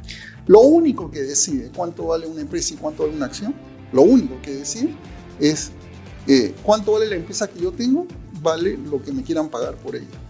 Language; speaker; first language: Spanish; native; Spanish